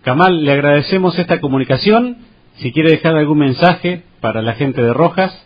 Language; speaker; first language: Spanish; native; Spanish